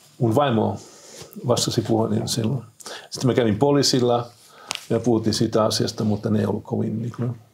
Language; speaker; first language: Finnish; non-native, fluent; Spanish